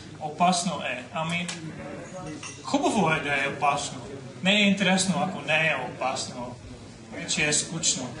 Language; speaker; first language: Bulgarian; non-native, fluent; Dutch